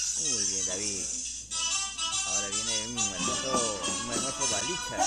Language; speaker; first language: Spanish; native; Spanish